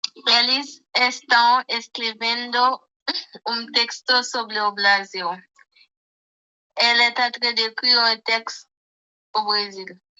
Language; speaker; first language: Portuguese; non-native, learner; Haitian Creole